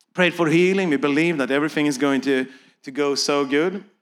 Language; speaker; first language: English; non-native, fluent; Swedish